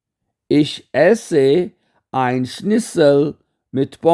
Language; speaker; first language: German; non-native, fluent; Urdu